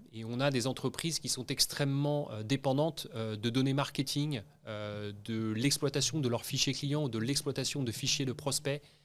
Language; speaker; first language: French; native; French